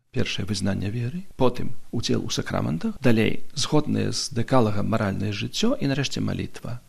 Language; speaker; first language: Belarusian; non-native, local second language; Polish